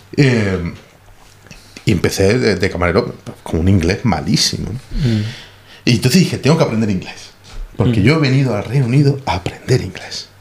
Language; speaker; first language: Spanish; native; Spanish